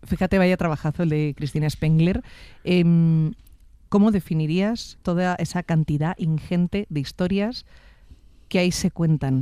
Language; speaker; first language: Spanish; native; Spanish